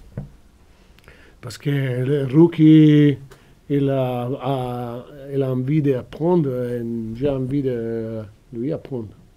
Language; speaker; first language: French; non-native, fluent; Italian